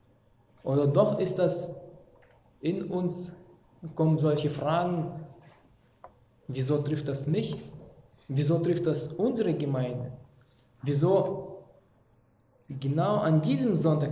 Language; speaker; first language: German; non-native, fluent; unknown